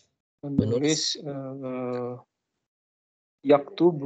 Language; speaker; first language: Indonesian; native; Indonesian